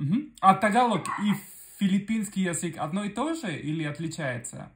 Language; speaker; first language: Russian; non-native, fluent; Spanish